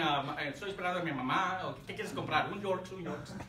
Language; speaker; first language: Spanish; early bilingual, heritage; Spanish